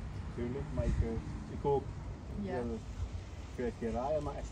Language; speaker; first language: Dutch; non-native, learner; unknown